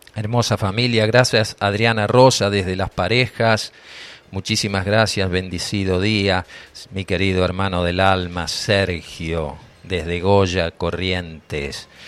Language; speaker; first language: Spanish; native; Spanish